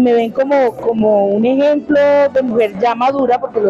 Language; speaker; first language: Spanish; native; Spanish